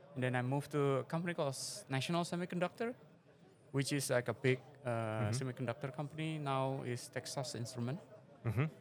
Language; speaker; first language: English; non-native, fluent; Indonesian